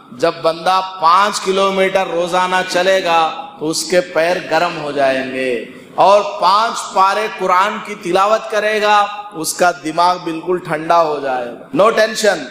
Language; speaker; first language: Urdu; native; Urdu